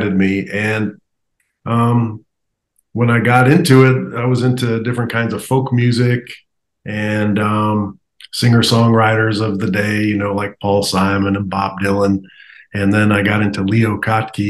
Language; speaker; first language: English; native; English